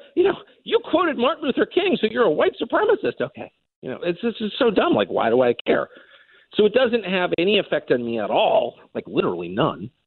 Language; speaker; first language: English; native; English